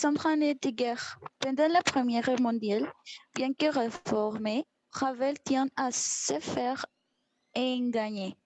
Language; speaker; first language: French; non-native, learner; Spanish